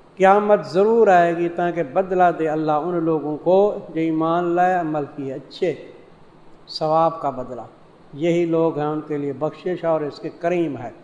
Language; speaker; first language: Urdu; non-native, local second language; Saraiki